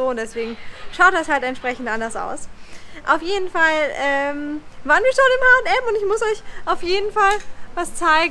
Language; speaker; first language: German; native; German